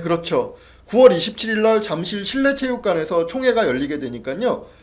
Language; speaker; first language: Korean; native; Korean